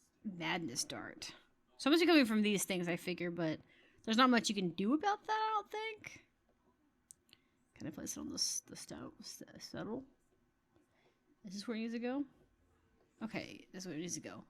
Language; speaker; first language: English; native; English